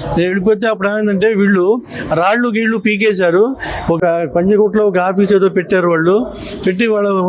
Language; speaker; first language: Telugu; native; Telugu